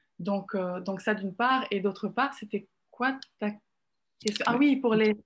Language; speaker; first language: French; non-native, fluent; Italian